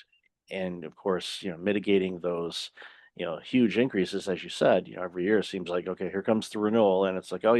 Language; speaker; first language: English; native; English